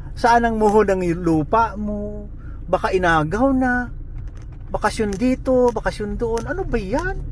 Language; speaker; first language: Filipino; non-native, local second language; Hiligaynon